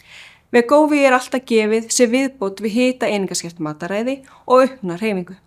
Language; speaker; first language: Icelandic; native; Icelandic